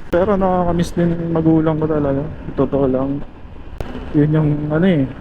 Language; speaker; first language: Filipino; non-native, local second language; Cebuano